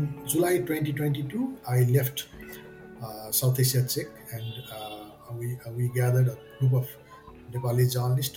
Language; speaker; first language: English; non-native, local second language; Nepali